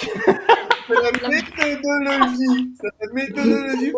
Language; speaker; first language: French; non-native, fluent; Italian